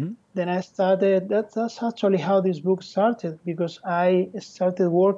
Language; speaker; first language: English; non-native, fluent; Spanish